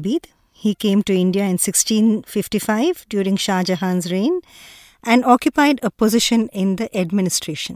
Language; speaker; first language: English; non-native, local second language; Telugu